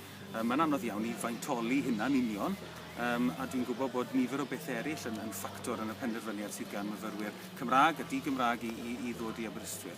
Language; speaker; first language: Welsh; native; Welsh